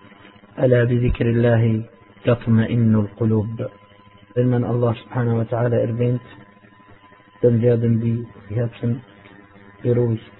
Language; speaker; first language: German; non-native, fluent; Arabic